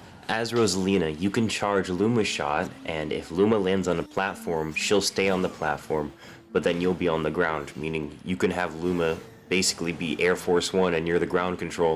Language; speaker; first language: English; native; English